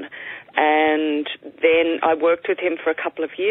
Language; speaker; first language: English; native; English